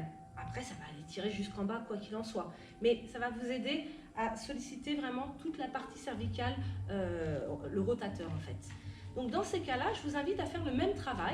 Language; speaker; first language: French; native; French